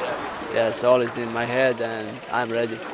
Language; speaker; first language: English; non-native, learner; Polish